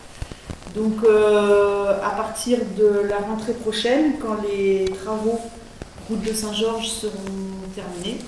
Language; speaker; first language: French; native; French